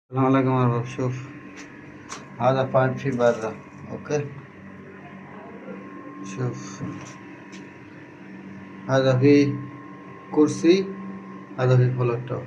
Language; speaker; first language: Arabic; non-native, learner; Bangla